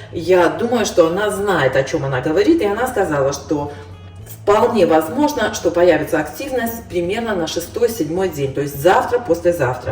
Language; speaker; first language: Russian; native; Russian